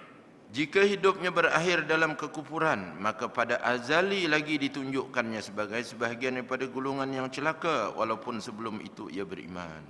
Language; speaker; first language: Malay; native; Malay